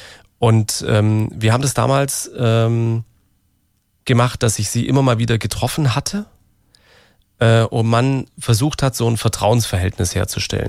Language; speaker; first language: German; native; German